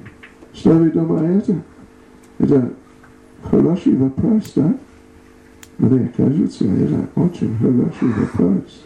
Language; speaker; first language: Russian; non-native, learner; English